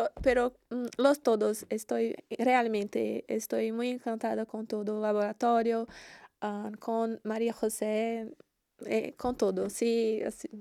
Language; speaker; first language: Spanish; non-native, learner; Portuguese